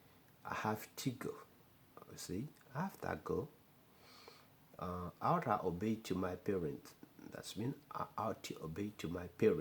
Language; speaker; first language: English; non-native, learner; Haitian Creole